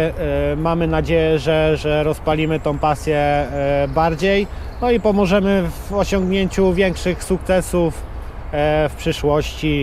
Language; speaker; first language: Polish; native; Polish